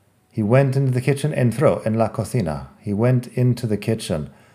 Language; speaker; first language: English; native; English